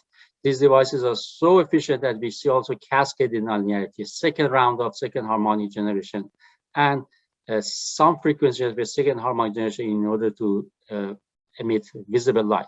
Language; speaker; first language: English; non-native, fluent; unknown